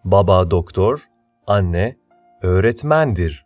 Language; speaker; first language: Turkish; non-native, fluent; Persian